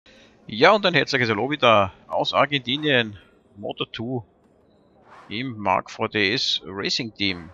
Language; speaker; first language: German; native; German